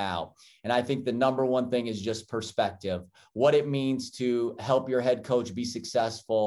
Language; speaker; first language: English; native; English